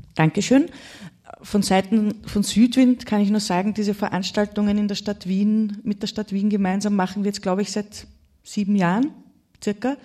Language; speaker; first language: German; native; German